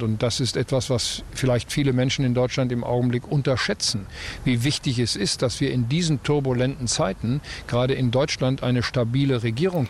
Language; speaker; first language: German; native; German